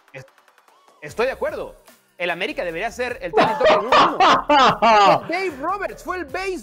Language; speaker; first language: Spanish; native; Spanish